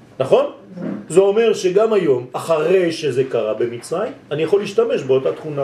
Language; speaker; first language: Hebrew; non-native, fluent; French